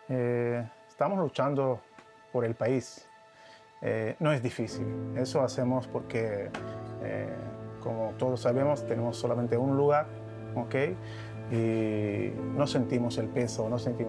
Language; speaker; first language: Spanish; non-native, learner; Hebrew